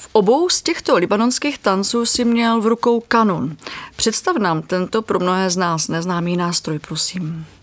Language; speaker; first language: Czech; native; Czech